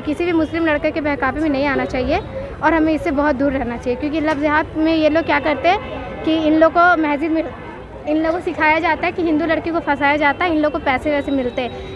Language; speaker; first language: Hindi; native; Hindi